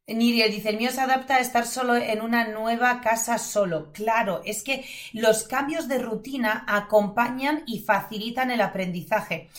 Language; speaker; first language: Spanish; non-native, fluent; Polish